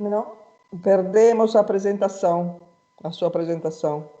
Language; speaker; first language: Portuguese; non-native, fluent; Italian